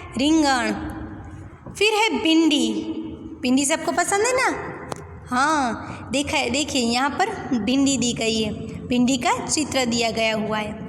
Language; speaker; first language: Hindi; non-native, local second language; Gujarati